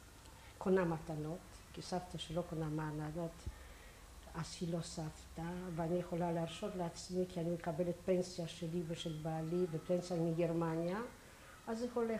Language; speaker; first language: Hebrew; non-native, fluent; Polish